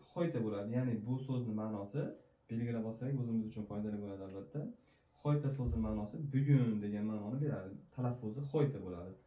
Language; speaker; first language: Uzbek; native; Uzbek